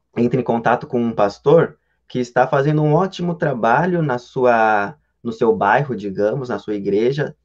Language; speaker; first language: Portuguese; native; Portuguese